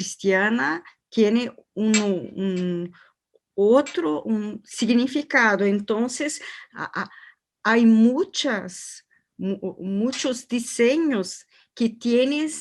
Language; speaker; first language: Spanish; non-native, learner; Portuguese